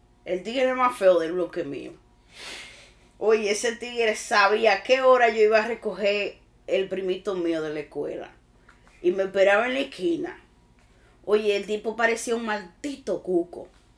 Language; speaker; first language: Spanish; early bilingual, heritage; Spanish